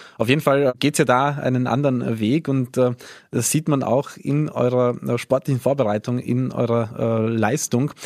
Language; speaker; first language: German; native; German